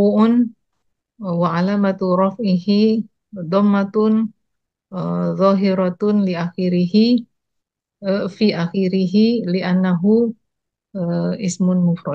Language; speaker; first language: Arabic; non-native, learner; Indonesian